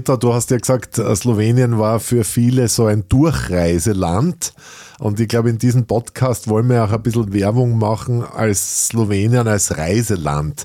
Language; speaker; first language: German; native; German